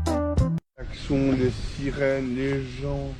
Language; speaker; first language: French; native; French